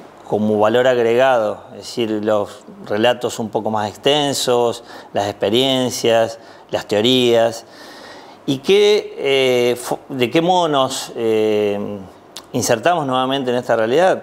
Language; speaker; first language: Spanish; native; Spanish